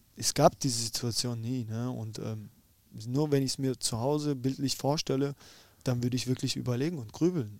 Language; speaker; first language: German; native; German